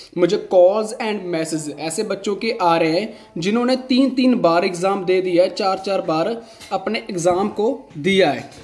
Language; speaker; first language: Hindi; non-native, local second language; Punjabi